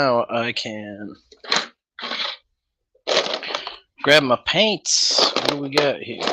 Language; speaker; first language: English; native; English